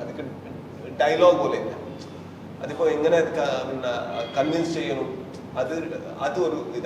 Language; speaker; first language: Malayalam; non-native, learner; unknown